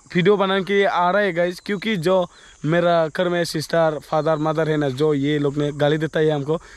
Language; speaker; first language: Hindi; non-native, local second language; Bodo